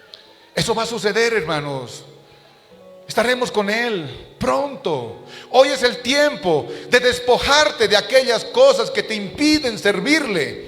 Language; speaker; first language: Spanish; native; Spanish